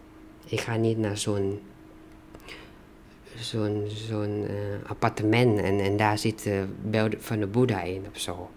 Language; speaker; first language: Dutch; non-native, learner; Thai